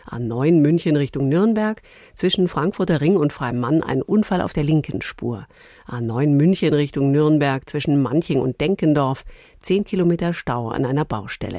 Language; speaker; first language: German; native; German